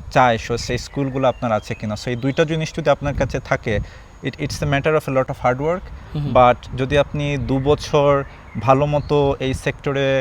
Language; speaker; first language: Bangla; native; Bangla